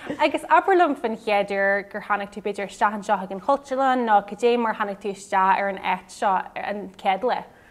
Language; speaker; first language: Irish; non-native, local second language; English